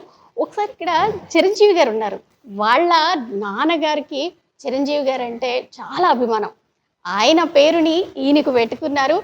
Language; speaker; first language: Telugu; native; Telugu